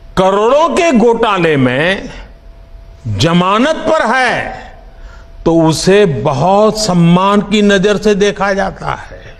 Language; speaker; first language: Hindi; non-native, local second language; Gujarati